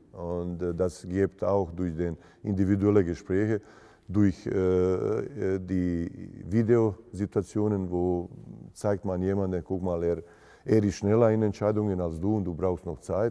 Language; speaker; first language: German; non-native, fluent; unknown